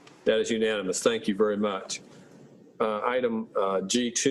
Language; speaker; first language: English; native; English